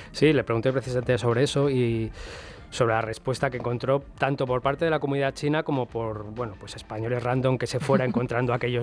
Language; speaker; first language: Spanish; native; Spanish